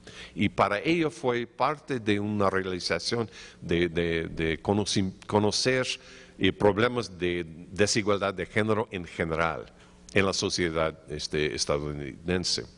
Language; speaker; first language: Spanish; non-native, fluent; English